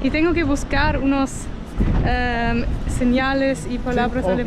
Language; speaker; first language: Spanish; non-native, fluent; German